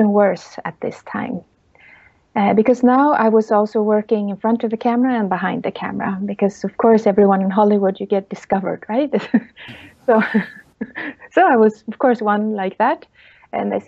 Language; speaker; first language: English; non-native, fluent; Swedish